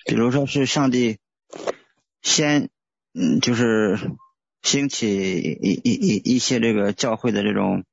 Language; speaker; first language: Chinese; native; Chinese